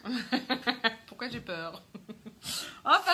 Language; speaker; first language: French; native; French